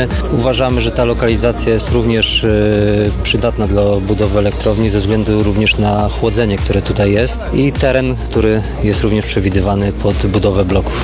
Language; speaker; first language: Polish; native; Polish